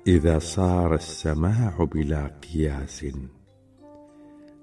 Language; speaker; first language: Arabic; native; Arabic